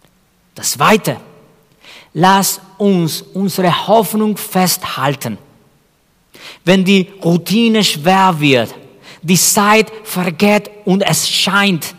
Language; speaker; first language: German; non-native, fluent; Spanish